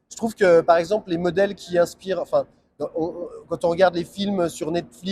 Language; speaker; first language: French; native; French